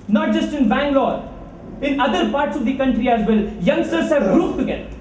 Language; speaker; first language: English; non-native, local second language; Kannada